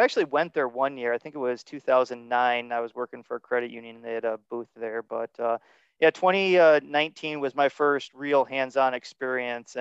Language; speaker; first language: English; native; English